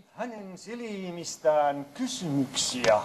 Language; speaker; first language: Finnish; non-native, learner; Arabic